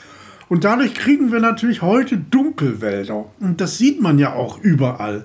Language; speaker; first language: German; native; German